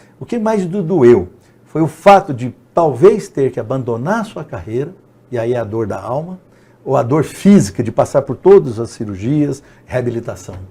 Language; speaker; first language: Portuguese; native; Portuguese